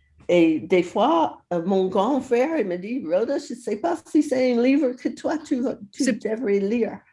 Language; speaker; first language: French; non-native, fluent; English